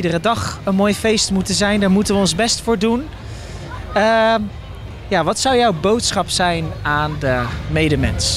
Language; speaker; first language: Dutch; native; Dutch